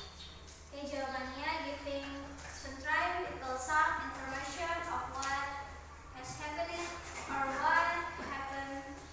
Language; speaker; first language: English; non-native, learner; Indonesian